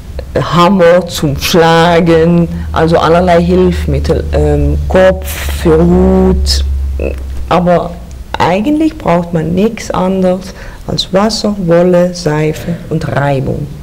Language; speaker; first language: German; non-native, fluent; Dutch